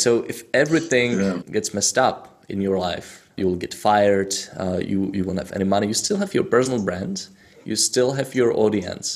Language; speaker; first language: English; non-native, fluent; Czech